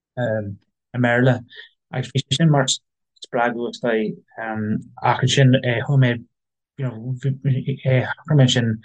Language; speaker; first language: Irish; non-native, local second language; English